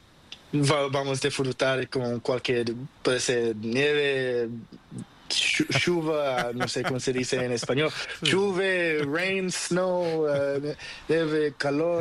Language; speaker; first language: Spanish; non-native, learner; Portuguese